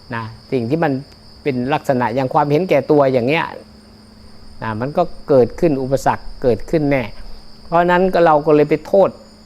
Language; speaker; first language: Thai; native; Thai